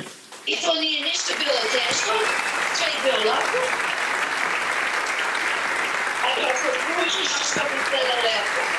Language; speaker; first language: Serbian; early bilingual, heritage; Serbian